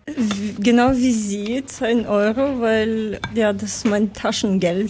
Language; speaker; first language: German; non-native, learner; Ukrainian